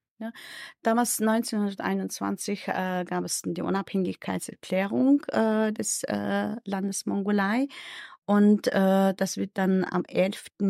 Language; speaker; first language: German; non-native, fluent; Mongolian